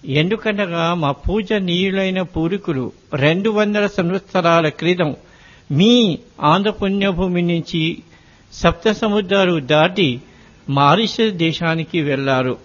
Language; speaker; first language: Telugu; non-native, fluent; Morisyen